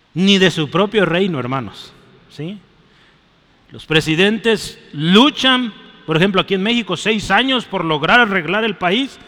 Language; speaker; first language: Spanish; native; Spanish